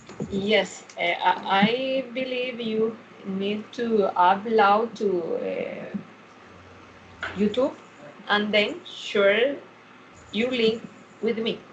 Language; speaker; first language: English; non-native, fluent; Spanish